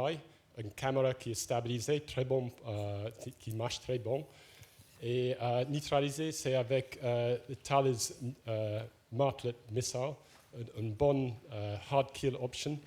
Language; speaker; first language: French; non-native, fluent; English